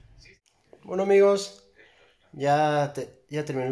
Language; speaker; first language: Spanish; native; Spanish